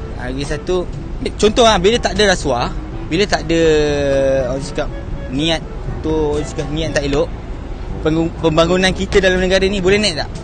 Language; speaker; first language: Malay; native; Malay